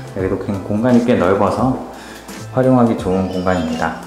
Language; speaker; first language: Korean; native; Korean